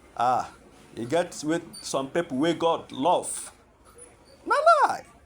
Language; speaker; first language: Nigerian Pidgin; non-native, local second language; Igbo